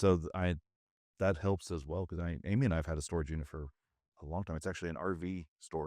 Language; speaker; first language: English; native; English